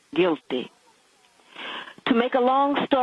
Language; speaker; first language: English; native; English